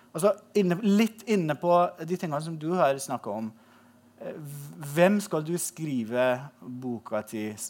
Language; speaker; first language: Norwegian; non-native, fluent; Persian